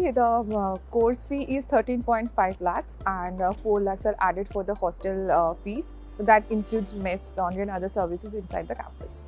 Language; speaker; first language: English; non-native, local second language; Bangla